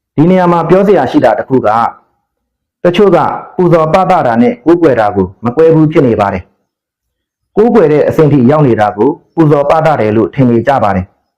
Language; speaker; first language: Burmese; native; Burmese